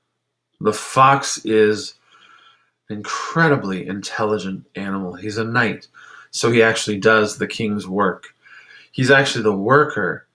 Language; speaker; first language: English; native; English